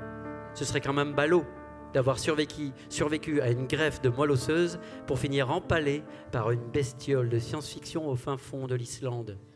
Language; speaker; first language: French; native; French